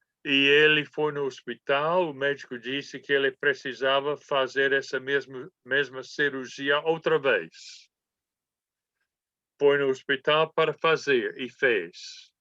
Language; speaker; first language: Portuguese; non-native, fluent; English